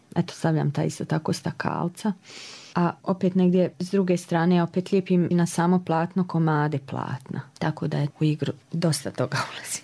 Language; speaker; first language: Serbian; native; Serbian